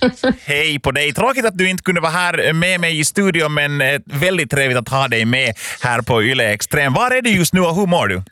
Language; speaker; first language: Swedish; native; Swedish